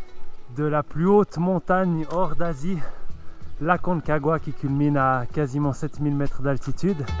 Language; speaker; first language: French; native; French